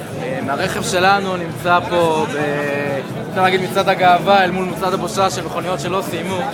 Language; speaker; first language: Hebrew; native; Hebrew